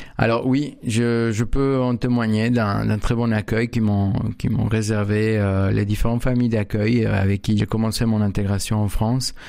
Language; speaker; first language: French; non-native, fluent; Spanish